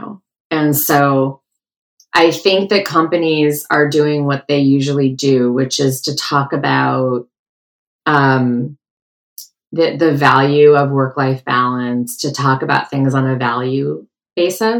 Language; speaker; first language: English; native; English